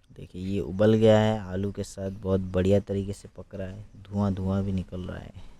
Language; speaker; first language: Hindi; non-native, local second language; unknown